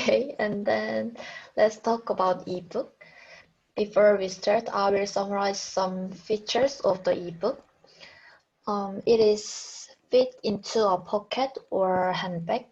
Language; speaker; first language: English; non-native, learner; Korean